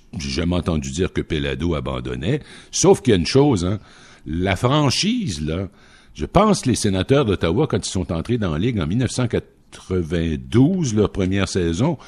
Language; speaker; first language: French; native; French